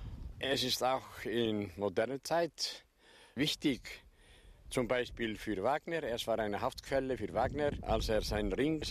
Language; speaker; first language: German; non-native, fluent; Icelandic